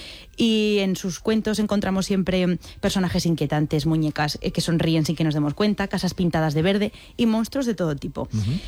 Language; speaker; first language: Spanish; native; Spanish